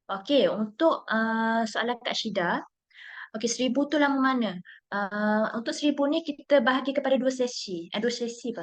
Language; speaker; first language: Malay; native; Malay